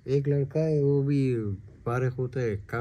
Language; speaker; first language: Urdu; non-native, local second language; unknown